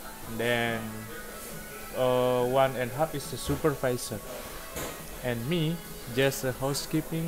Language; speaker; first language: English; non-native, learner; Indonesian